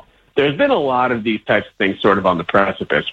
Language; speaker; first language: English; native; English